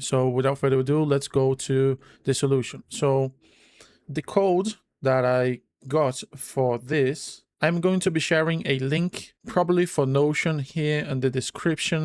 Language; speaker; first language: English; non-native, fluent; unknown